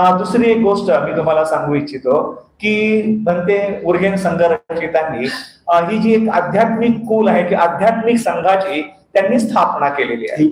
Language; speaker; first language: Marathi; non-native, fluent; English